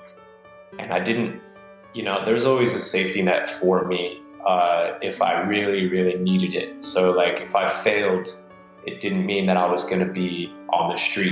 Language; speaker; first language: English; native; English